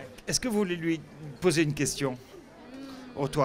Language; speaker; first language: French; native; French